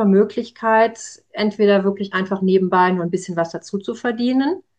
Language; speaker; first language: German; native; German